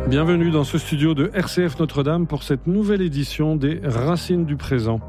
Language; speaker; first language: French; native; French